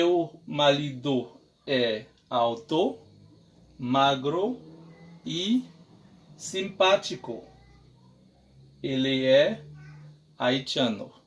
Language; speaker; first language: Portuguese; non-native, learner; Haitian Creole